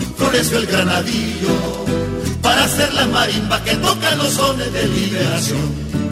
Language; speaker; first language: Spanish; native; Spanish